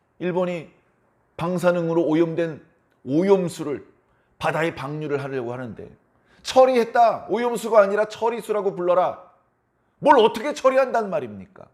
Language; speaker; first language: Korean; native; Korean